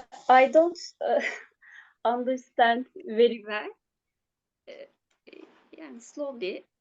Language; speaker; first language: English; non-native, learner; Turkish